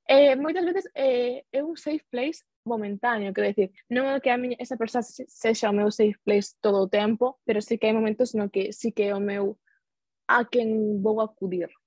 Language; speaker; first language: Galician; non-native, local second language; Spanish